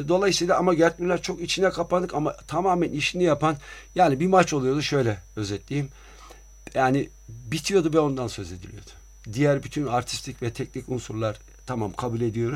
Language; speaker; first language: Turkish; native; Turkish